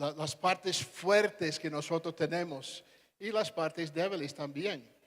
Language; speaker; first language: Spanish; non-native, fluent; English